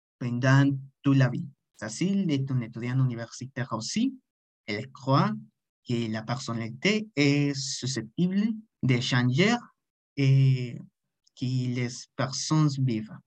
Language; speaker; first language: French; non-native, learner; Spanish